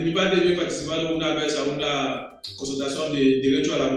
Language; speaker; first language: Spanish; non-native, learner; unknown